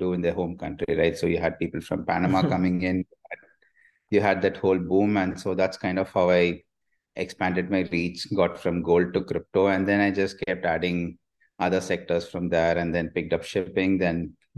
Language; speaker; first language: English; non-native, local second language; Tamil